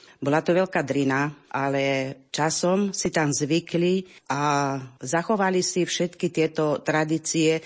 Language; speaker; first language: Slovak; early bilingual, heritage; Slovak